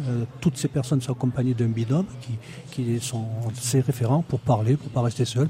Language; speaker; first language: French; native; French